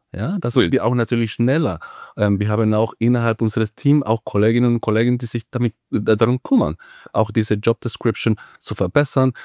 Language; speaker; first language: German; non-native, fluent; Spanish